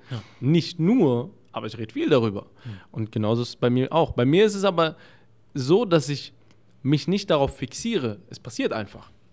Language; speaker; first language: German; early bilingual, other home language; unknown